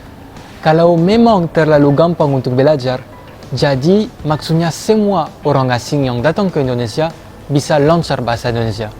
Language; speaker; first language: Indonesian; non-native, fluent; French